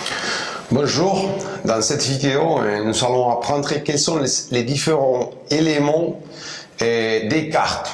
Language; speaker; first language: French; non-native, fluent; Spanish